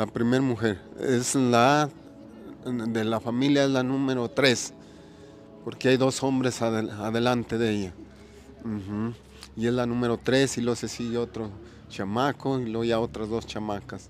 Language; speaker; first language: Spanish; native; Spanish